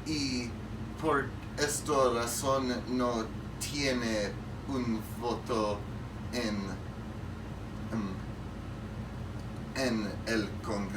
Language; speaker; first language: Spanish; non-native, learner; English